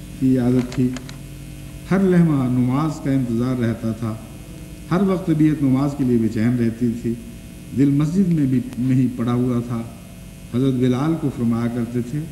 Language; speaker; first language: Urdu; non-native, local second language; Punjabi